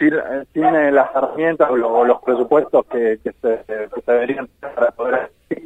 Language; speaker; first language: Spanish; native; Spanish